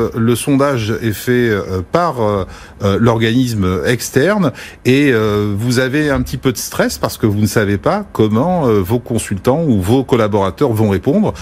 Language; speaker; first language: French; early bilingual, other home language; Arabic